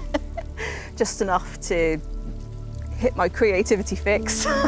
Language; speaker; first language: English; native; English